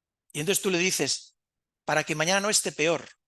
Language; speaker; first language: Spanish; native; Spanish